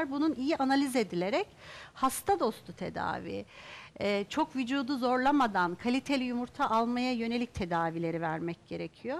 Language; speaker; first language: Turkish; native; Turkish